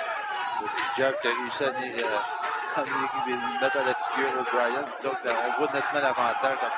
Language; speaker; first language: French; native; French